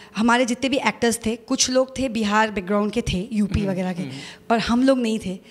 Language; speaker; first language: Hindi; native; Hindi